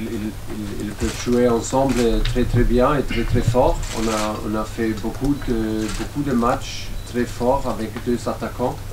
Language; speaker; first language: French; non-native, learner; German